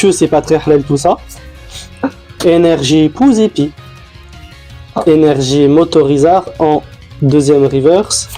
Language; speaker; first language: French; native; French